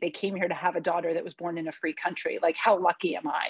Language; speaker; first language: English; early bilingual, other home language; Hungarian